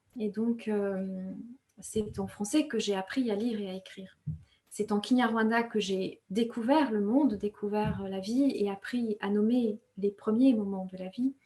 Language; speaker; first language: French; non-native, local second language; Kinyarwanda